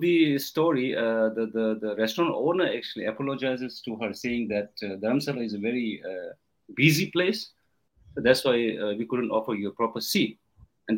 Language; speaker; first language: English; non-native, local second language; Tibetan